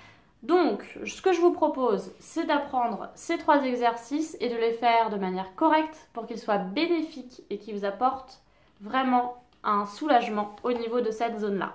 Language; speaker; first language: French; native; French